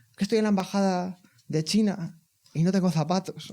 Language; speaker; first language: Spanish; non-native, local second language; Catalan